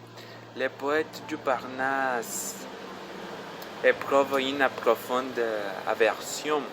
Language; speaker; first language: French; non-native, learner; Spanish